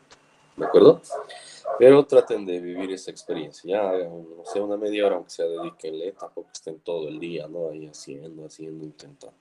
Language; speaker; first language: Spanish; native; Spanish